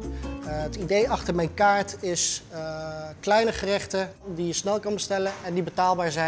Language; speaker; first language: Dutch; native; Dutch